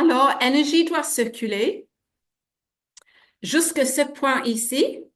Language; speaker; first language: French; non-native, fluent; English